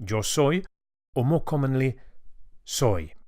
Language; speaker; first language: Spanish; non-native, fluent; English